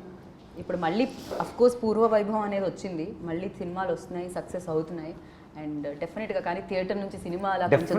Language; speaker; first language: Telugu; native; Telugu